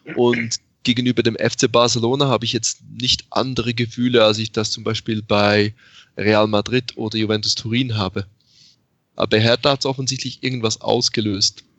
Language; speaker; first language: German; native; German